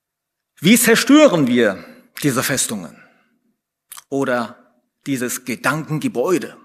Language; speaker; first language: German; non-native, fluent; Chinese